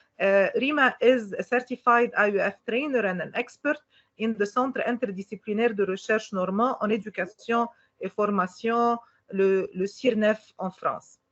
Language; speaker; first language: French; non-native, fluent; Arabic